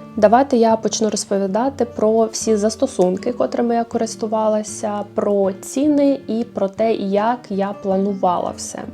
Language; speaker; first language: Ukrainian; native; Ukrainian